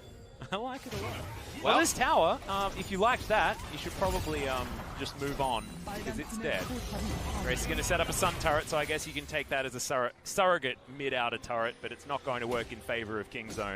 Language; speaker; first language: English; native; English